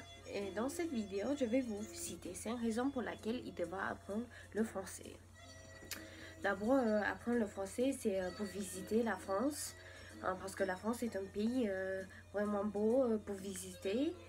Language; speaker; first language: French; non-native, learner; English